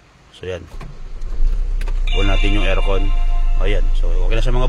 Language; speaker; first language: Filipino; native; Filipino